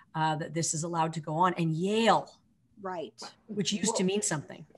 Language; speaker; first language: English; native; English